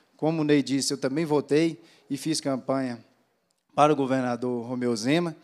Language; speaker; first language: Portuguese; native; Portuguese